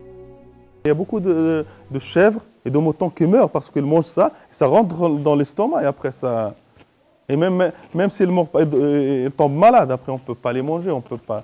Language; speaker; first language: French; non-native, local second language; Arabic